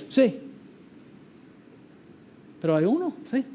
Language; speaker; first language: Spanish; non-native, fluent; English